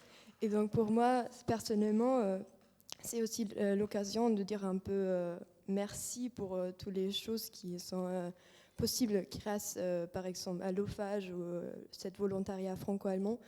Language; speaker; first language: French; non-native, fluent; German